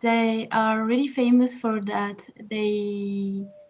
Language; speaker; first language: English; non-native, learner; French